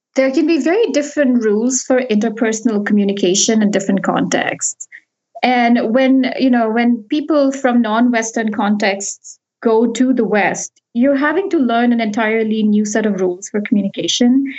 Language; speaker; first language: English; non-native, local second language; Hindi